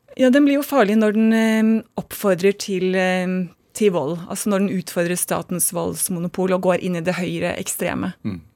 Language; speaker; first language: Norwegian; native; Norwegian